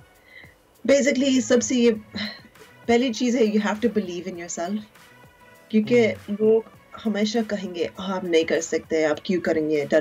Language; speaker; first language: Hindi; early bilingual, heritage; Urdu